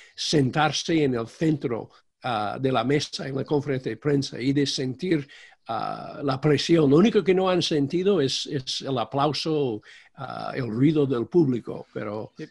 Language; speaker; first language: Spanish; non-native, fluent; English